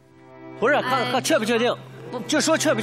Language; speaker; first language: Chinese; native; Chinese